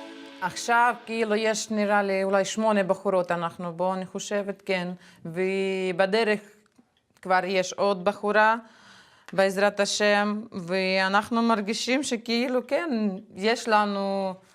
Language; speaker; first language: Hebrew; non-native, fluent; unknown